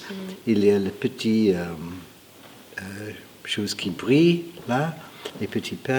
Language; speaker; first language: French; non-native, fluent; English